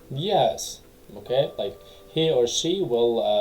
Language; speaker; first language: English; non-native, fluent; Tajik